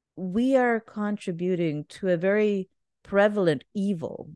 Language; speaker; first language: English; non-native, local second language; Urdu